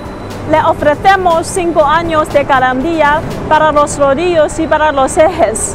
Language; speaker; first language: Spanish; non-native, learner; Chinese